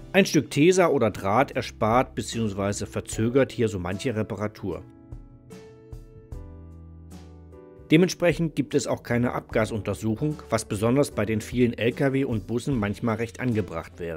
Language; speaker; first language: German; native; German